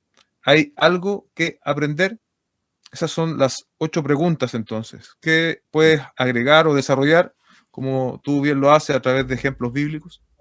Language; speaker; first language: Spanish; native; Spanish